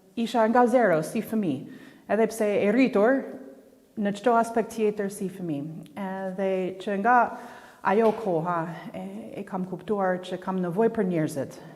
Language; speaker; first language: Albanian; non-native, fluent; English